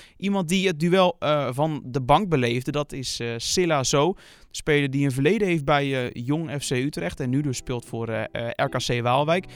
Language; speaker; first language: Dutch; native; Dutch